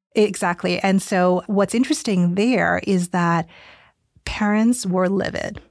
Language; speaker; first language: English; early bilingual, other home language; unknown